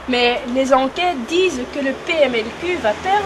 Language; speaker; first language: French; non-native, learner; Dutch